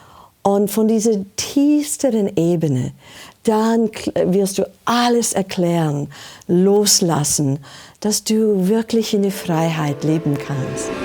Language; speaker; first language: German; non-native, learner; English